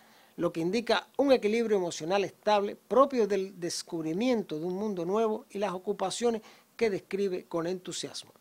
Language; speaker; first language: Spanish; native; Spanish